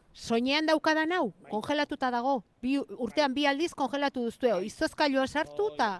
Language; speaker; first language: Basque; native; Basque